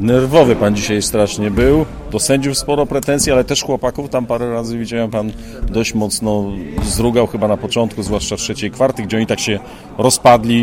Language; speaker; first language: Polish; native; Polish